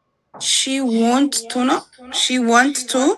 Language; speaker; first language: English; non-native, learner; Amharic